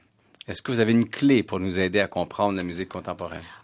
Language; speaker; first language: French; native; French